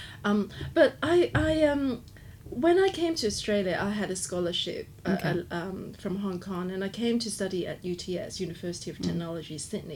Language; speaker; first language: English; non-native, local second language; Cantonese